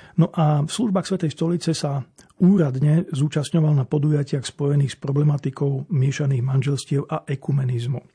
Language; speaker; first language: Slovak; native; Slovak